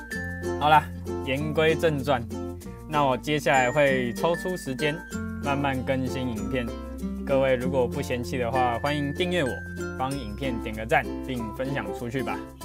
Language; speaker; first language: Chinese; native; Chinese